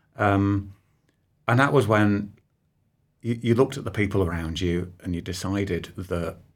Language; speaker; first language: English; native; English